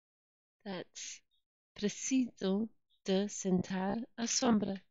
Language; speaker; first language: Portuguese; non-native, fluent; English